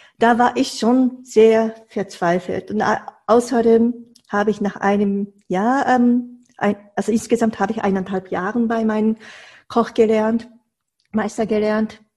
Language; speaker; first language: German; non-native, fluent; Japanese